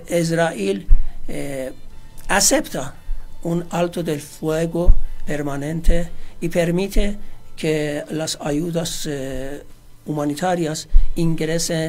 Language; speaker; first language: Spanish; non-native, fluent; Persian